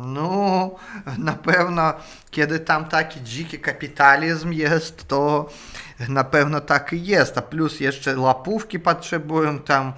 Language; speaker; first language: Polish; non-native, fluent; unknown